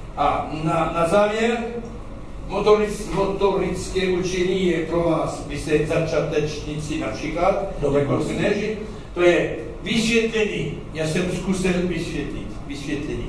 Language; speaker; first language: Czech; non-native, learner; French